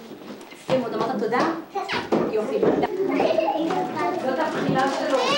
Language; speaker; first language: Hebrew; native; Hebrew